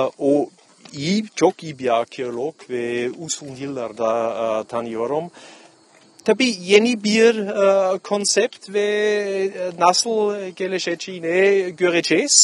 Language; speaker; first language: Turkish; non-native, fluent; German